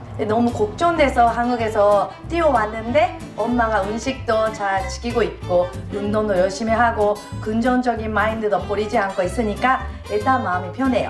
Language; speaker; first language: Korean; non-native, fluent; Japanese